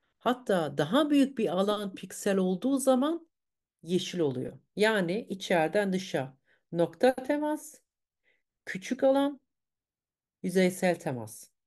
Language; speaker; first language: Turkish; early bilingual, heritage; Turkish